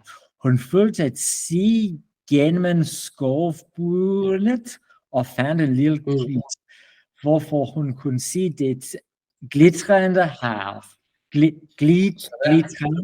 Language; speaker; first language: Danish; non-native, learner; English